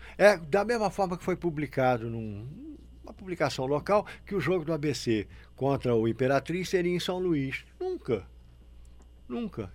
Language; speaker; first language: Portuguese; native; Portuguese